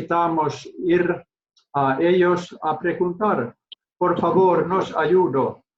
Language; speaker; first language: Spanish; non-native, learner; Finnish